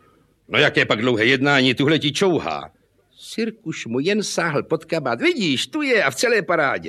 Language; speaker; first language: Czech; native; Czech